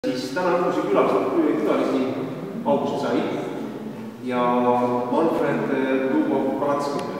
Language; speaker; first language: Estonian; native; Estonian